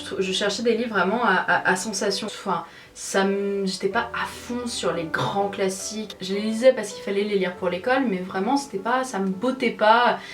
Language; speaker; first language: French; native; French